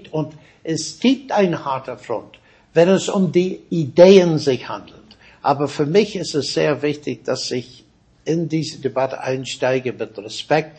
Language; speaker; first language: German; non-native, fluent; English